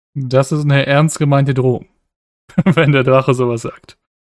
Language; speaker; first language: German; native; German